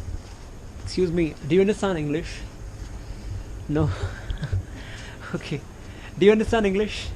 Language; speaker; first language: English; non-native, local second language; Hindi